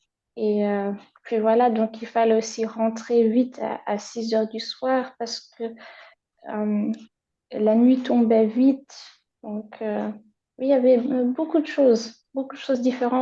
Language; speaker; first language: French; non-native, fluent; German